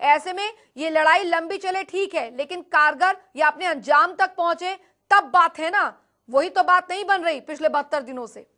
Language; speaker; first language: Hindi; native; Hindi